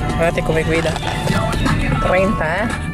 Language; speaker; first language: Italian; early bilingual, other home language; Filipino